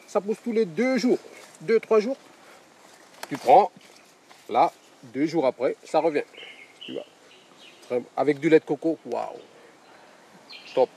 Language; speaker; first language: French; non-native, local second language; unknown